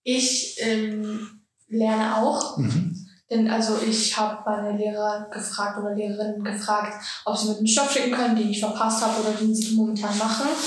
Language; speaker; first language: German; early bilingual, other home language; Georgian